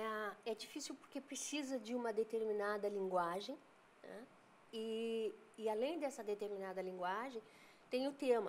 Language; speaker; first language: Portuguese; native; Portuguese